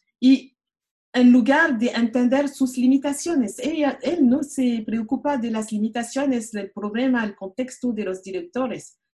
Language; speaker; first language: Spanish; non-native, learner; French